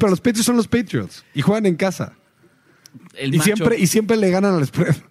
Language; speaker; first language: Spanish; native; Spanish